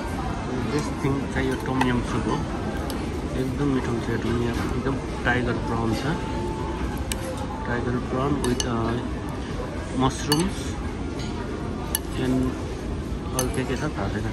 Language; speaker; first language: English; non-native, learner; Nepali